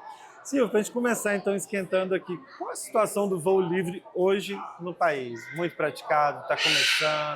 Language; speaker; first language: Portuguese; native; Portuguese